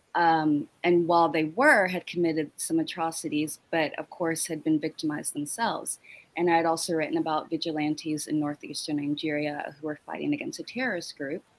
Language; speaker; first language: English; native; English